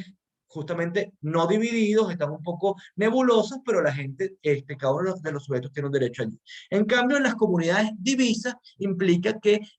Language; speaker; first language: Spanish; native; Spanish